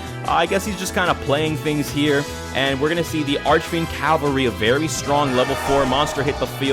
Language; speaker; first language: English; native; English